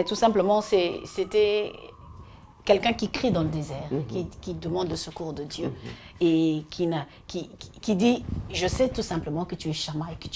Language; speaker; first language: French; non-native, local second language; Lingala